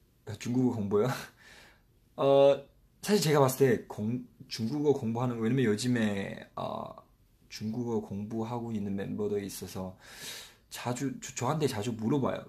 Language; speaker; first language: Korean; non-native, fluent; Chinese